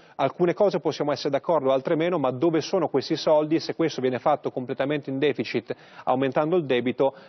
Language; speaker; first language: Italian; native; Italian